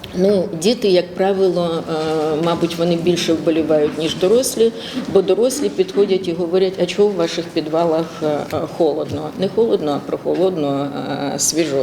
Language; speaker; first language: Ukrainian; native; Ukrainian